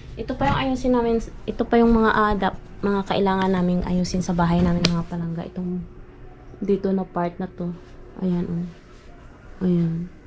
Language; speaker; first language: Filipino; non-native, local second language; Hiligaynon